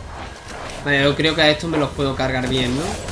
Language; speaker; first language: Spanish; native; Spanish